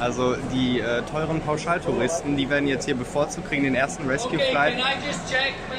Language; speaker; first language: German; native; German